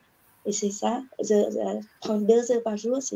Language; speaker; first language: French; non-native, learner; Vietnamese